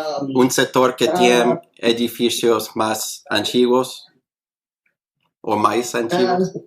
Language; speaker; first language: Portuguese; non-native, learner; English